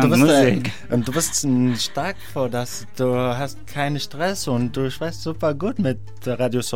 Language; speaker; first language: German; non-native, learner; Arabic